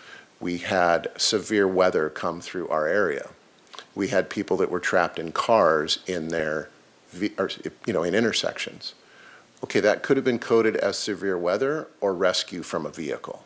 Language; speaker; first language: English; native; English